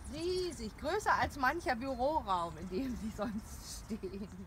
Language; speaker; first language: German; native; German